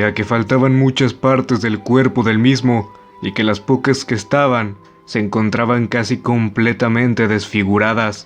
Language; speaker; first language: Spanish; native; Spanish